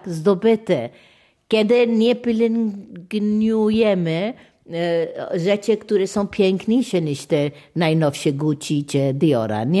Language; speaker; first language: Polish; non-native, fluent; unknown